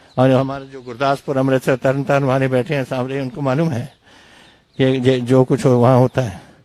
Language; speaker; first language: Hindi; non-native, local second language; Punjabi